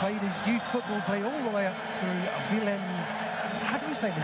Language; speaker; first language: English; native; English